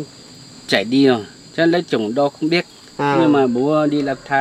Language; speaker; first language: Vietnamese; non-native, local second language; Hmong